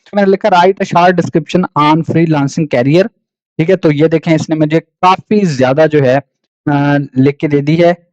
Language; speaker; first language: Urdu; non-native, local second language; Punjabi